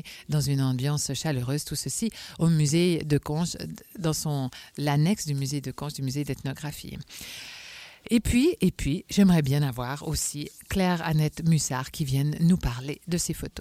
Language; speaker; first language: French; native; French